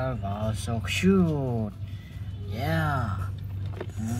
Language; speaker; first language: English; non-native, learner; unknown